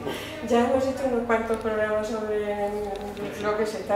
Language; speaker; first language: Spanish; native; Spanish